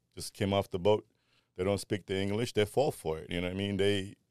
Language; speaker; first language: English; early bilingual, other home language; Armenian